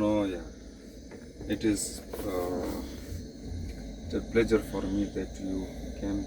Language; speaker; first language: English; non-native, local second language; Pashto